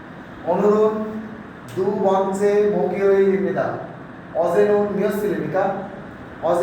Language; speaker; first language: Korean; non-native, learner; Bangla